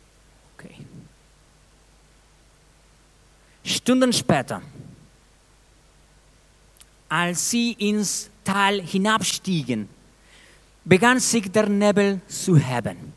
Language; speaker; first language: German; non-native, fluent; Spanish